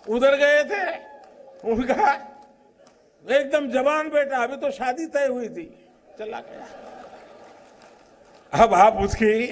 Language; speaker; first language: Hindi; non-native, local second language; Gujarati